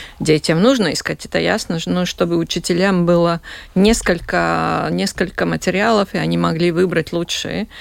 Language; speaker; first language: Russian; non-native, local second language; Latvian